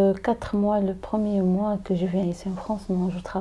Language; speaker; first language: French; non-native, learner; Arabic